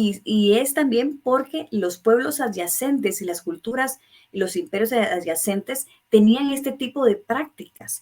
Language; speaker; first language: Spanish; native; Spanish